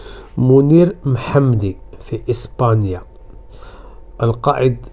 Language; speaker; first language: Arabic; native; Arabic